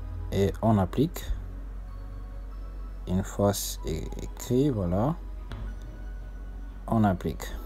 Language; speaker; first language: French; non-native, local second language; Lingala